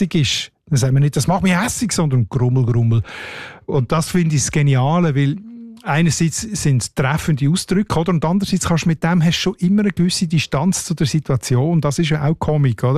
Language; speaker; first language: German; native; German